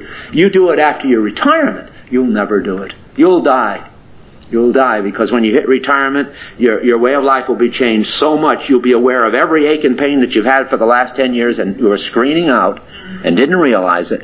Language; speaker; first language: English; native; English